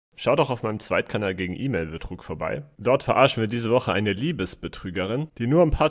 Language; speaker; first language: German; native; German